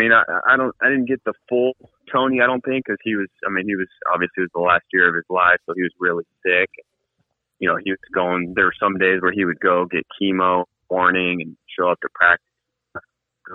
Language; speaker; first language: English; native; English